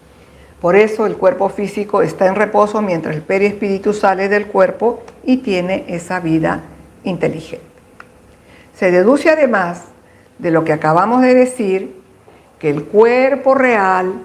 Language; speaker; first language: Spanish; native; Spanish